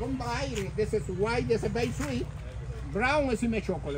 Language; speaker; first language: English; non-native, learner; Spanish